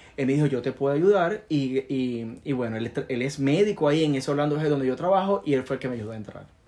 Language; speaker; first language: Spanish; native; Spanish